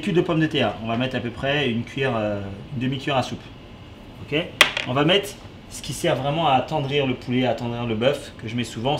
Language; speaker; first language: French; native; French